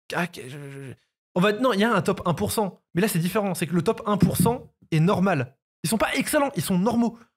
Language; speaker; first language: French; native; French